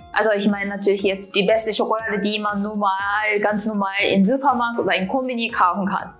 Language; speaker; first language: German; non-native, fluent; Japanese